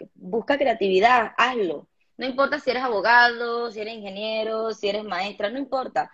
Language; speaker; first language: Spanish; native; Spanish